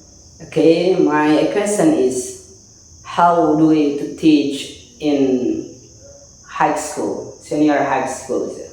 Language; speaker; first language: English; non-native, learner; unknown